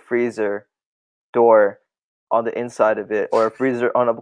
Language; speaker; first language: English; non-native, fluent; Tamil